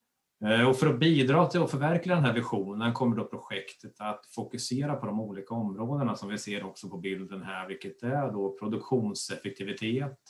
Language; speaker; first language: Swedish; native; Swedish